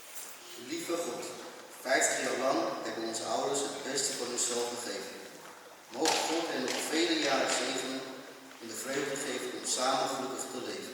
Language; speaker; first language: Dutch; early bilingual, other home language; Tamil